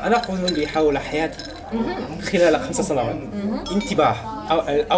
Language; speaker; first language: Arabic; non-native, learner; Korean